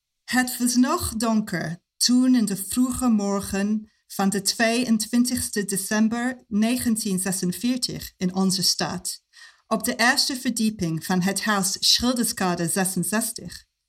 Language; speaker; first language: Dutch; non-native, fluent; English